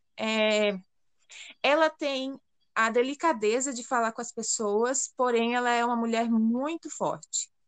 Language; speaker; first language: Portuguese; native; Portuguese